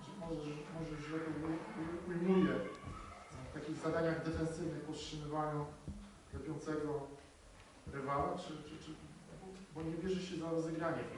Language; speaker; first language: Polish; native; Polish